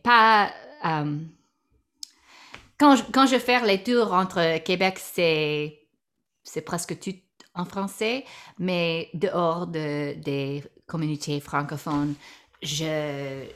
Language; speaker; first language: French; non-native, learner; English